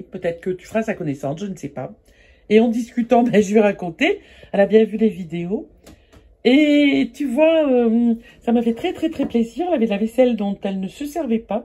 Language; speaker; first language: French; native; French